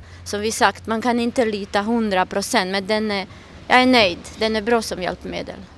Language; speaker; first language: Swedish; non-native, learner; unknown